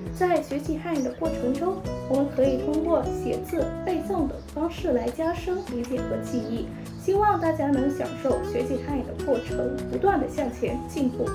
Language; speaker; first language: Chinese; non-native, fluent; Burmese